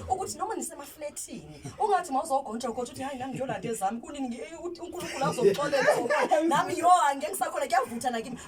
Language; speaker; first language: Zulu; native; Zulu